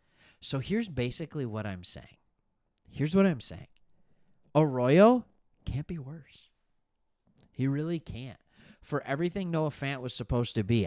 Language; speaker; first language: English; native; English